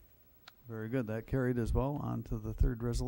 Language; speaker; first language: English; native; English